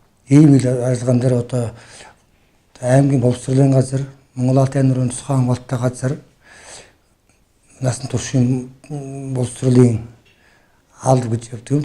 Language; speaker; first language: Mongolian; non-native, local second language; Kazakh